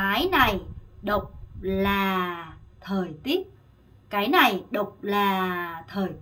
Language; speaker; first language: Vietnamese; non-native, fluent; Korean